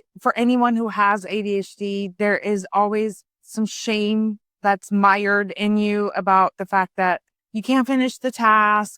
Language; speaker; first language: English; early bilingual, other home language; Persian